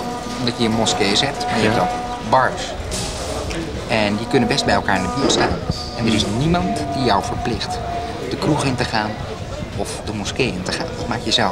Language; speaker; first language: Dutch; native; Dutch